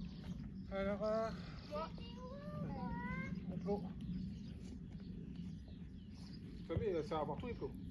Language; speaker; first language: French; native; French